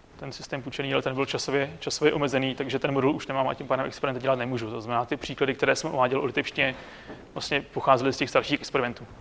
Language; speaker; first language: Czech; native; Czech